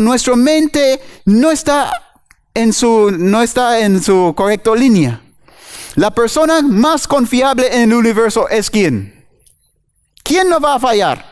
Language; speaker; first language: Spanish; non-native, fluent; English